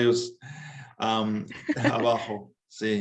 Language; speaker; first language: Spanish; non-native, fluent; English